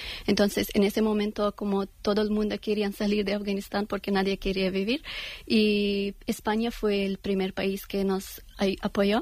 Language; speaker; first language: Spanish; non-native, learner; Persian